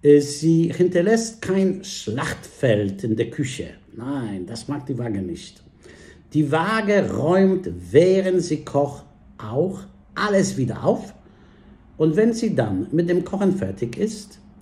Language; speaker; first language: German; non-native, fluent; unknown